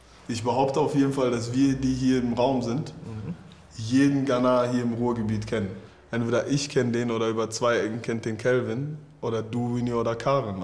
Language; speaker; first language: German; early bilingual, other home language; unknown